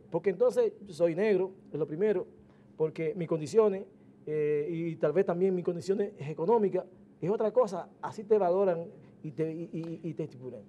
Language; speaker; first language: Spanish; native; Spanish